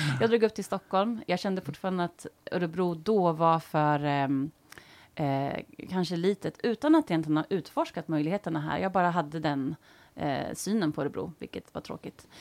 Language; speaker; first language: Swedish; native; Swedish